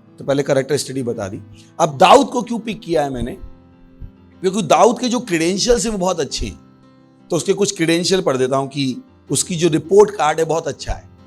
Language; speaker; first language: Hindi; native; Hindi